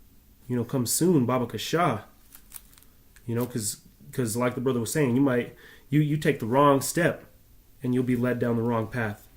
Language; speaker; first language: English; native; English